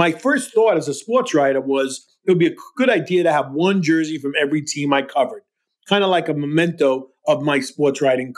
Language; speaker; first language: English; native; English